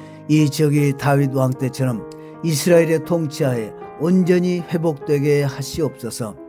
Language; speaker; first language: Korean; native; Korean